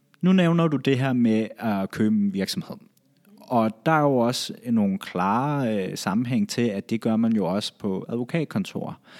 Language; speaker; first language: Danish; native; Danish